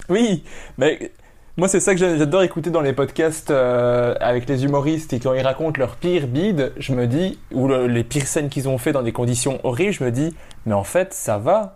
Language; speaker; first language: French; native; French